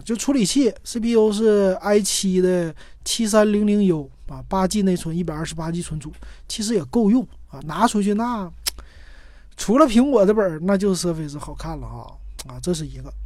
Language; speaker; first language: Chinese; native; Chinese